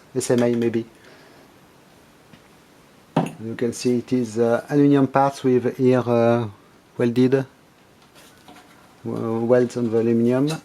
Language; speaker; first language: English; non-native, fluent; French